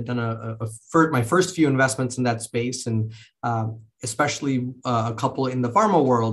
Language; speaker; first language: English; early bilingual, other home language; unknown